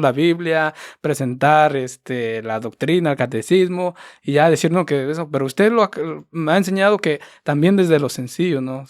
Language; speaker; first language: Spanish; native; Spanish